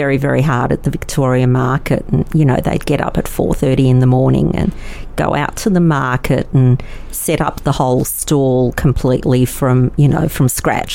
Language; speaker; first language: English; non-native, local second language; Yiddish